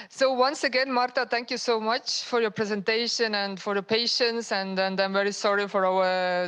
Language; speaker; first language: English; non-native, fluent; Estonian